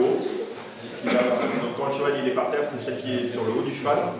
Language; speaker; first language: French; native; French